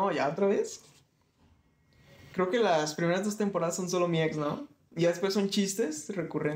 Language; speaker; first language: Spanish; native; Spanish